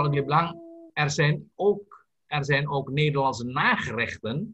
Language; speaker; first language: Dutch; non-native, learner; Indonesian